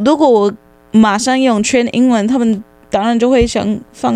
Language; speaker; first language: Chinese; non-native, fluent; English